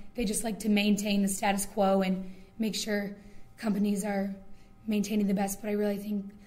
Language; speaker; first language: English; native; English